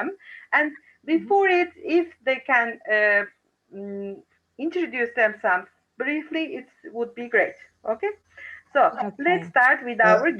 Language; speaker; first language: English; non-native, fluent; Turkish